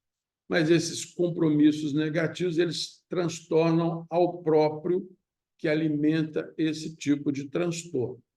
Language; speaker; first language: Portuguese; native; Portuguese